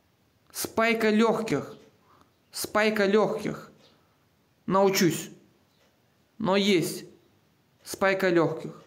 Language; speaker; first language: Russian; non-native, local second language; Uzbek